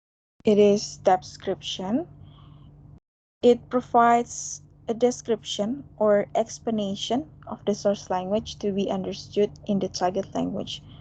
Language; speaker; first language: English; non-native, fluent; Indonesian